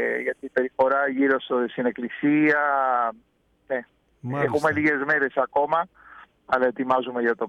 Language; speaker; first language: Greek; early bilingual, heritage; Spanish